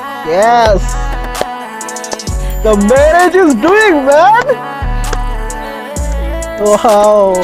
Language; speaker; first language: English; non-native, learner; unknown